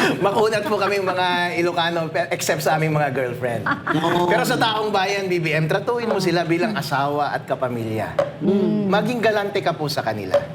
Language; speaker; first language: Filipino; non-native, local second language; Iloko